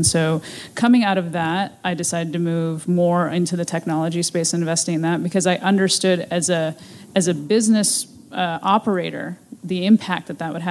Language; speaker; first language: English; native; English